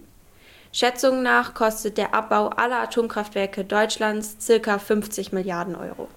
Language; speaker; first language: German; native; German